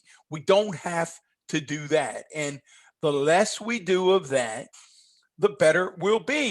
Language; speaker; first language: English; native; English